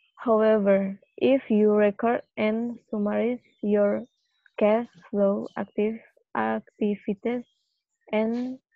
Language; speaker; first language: English; non-native, fluent; Indonesian